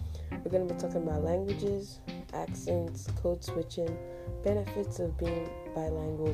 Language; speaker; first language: English; native; English